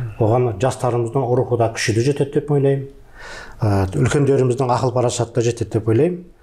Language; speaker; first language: Kazakh; native; Kazakh